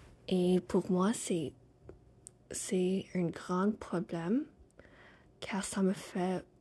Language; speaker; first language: French; non-native, fluent; English